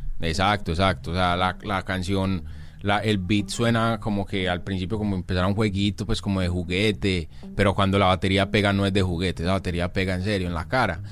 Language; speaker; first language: Spanish; native; Spanish